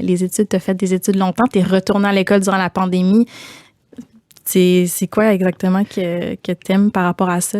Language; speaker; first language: French; native; French